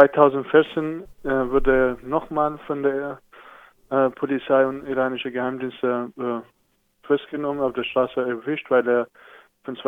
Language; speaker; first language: German; non-native, fluent; Persian